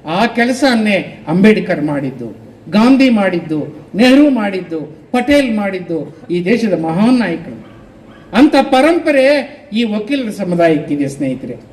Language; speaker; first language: Kannada; non-native, local second language; Telugu